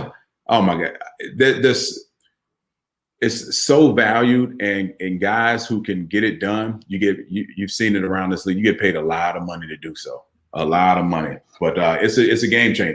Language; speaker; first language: English; native; English